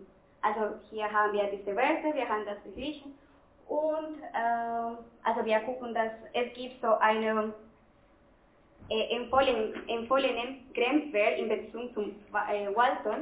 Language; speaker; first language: German; non-native, fluent; Spanish